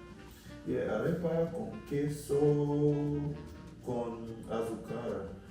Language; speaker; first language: Spanish; non-native, learner; English